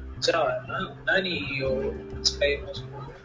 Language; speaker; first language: Japanese; non-native, learner; English